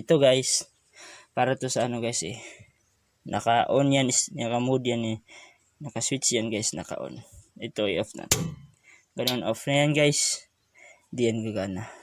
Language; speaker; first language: Filipino; non-native, local second language; Cebuano